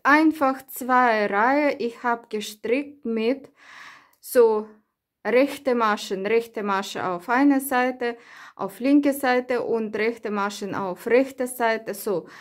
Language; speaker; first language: German; non-native, learner; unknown